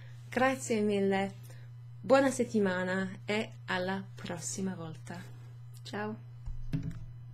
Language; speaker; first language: Italian; non-native, fluent; English